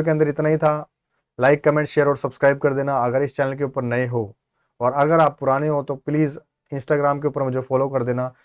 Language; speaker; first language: Hindi; native; Hindi